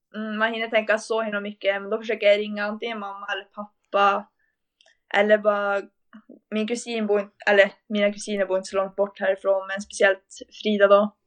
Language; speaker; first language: Swedish; native; Swedish